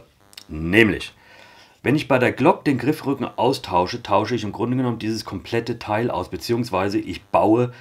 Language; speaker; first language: German; native; German